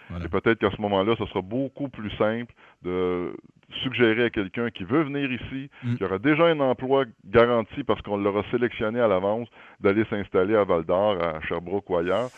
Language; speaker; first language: French; native; French